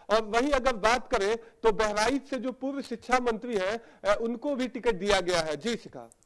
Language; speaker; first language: Hindi; native; Hindi